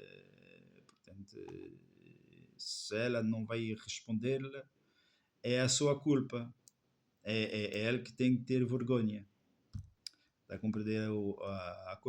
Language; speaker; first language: Portuguese; non-native, fluent; French